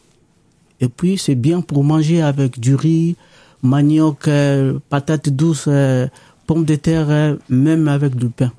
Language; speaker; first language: French; non-native, local second language; Lingala